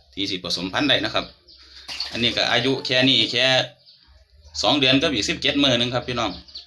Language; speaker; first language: Thai; native; Thai